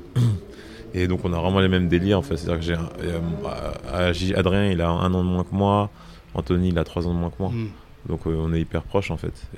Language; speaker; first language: French; native; French